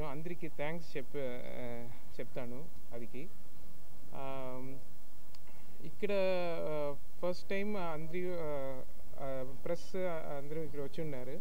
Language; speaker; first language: Telugu; non-native, learner; Tamil